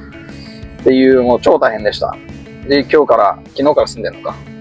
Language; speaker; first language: Japanese; native; Japanese